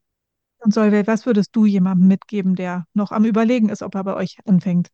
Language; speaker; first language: German; native; German